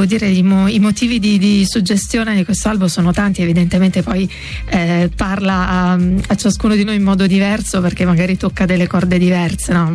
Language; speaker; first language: Italian; native; Italian